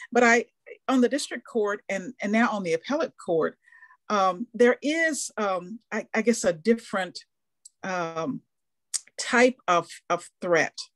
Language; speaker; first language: English; native; English